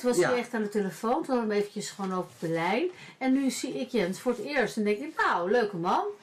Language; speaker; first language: Dutch; native; Dutch